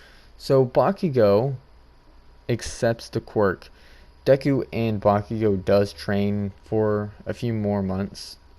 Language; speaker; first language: English; native; English